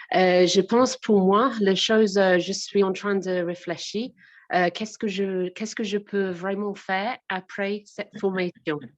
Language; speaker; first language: French; non-native, learner; English